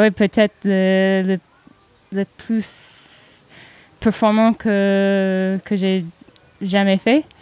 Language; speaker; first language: French; non-native, learner; English